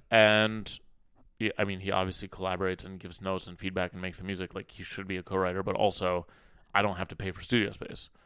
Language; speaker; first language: English; early bilingual, other home language; Arabic